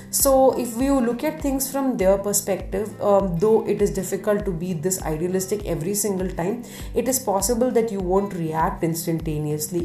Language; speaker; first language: English; non-native, local second language; Tamil